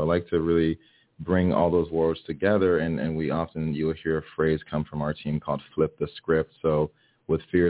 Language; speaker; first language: English; early bilingual, other home language; Haitian Creole